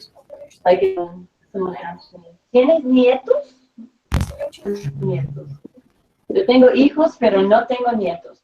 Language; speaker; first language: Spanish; non-native, fluent; English